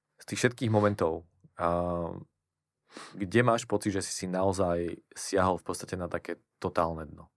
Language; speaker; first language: Slovak; native; Slovak